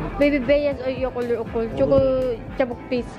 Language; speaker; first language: Turkish; non-native, learner; Filipino